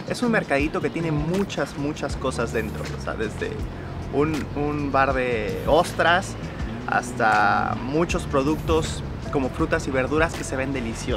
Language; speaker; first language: Spanish; native; Spanish